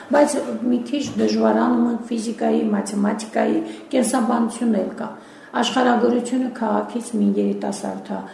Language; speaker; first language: Armenian; native; Armenian